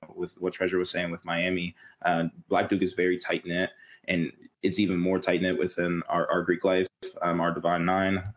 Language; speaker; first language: English; native; English